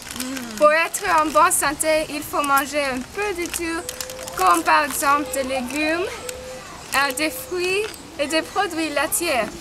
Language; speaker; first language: French; non-native, learner; English